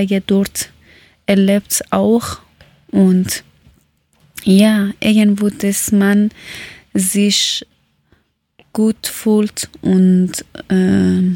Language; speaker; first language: German; non-native, learner; Persian